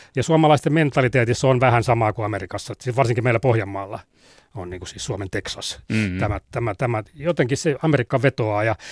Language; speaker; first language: Finnish; native; Finnish